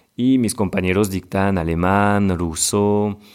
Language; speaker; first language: French; native; French